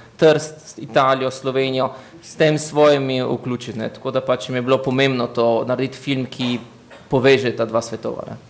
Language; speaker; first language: Slovenian; native; Slovenian